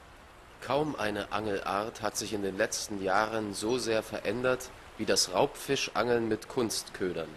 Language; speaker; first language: German; native; German